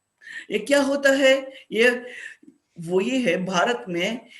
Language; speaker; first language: Hindi; non-native, fluent; Russian